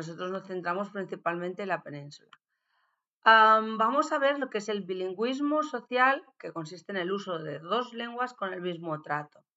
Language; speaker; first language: Spanish; native; Spanish